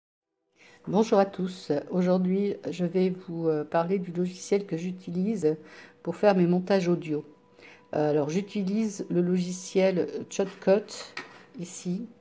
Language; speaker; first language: French; native; French